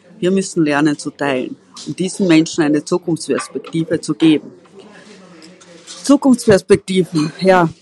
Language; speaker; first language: German; native; German